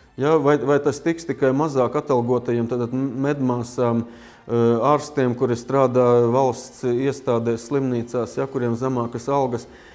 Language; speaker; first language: Latvian; native; Latvian